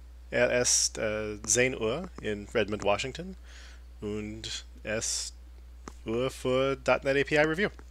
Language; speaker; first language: German; non-native, learner; English